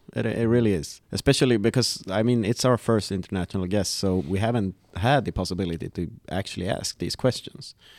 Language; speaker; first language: English; non-native, fluent; Swedish